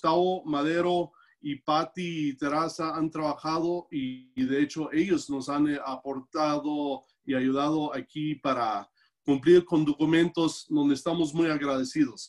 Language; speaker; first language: Spanish; non-native, local second language; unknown